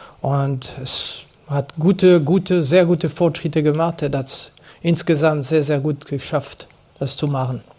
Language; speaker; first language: German; non-native, local second language; French